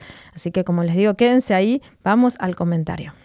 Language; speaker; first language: Spanish; native; Spanish